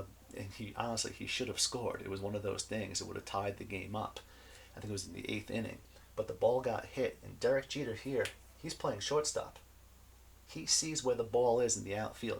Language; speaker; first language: English; native; English